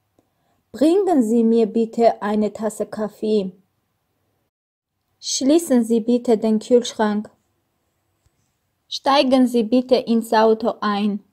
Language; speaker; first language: German; non-native, fluent; Armenian